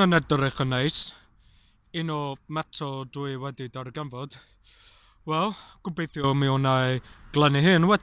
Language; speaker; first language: Welsh; non-native, learner; English